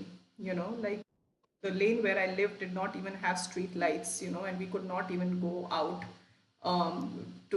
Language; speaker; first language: English; non-native, local second language; Hindi